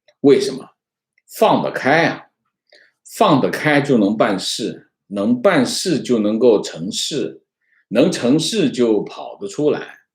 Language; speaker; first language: Chinese; native; Chinese